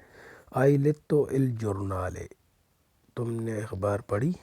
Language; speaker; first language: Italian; non-native, learner; Urdu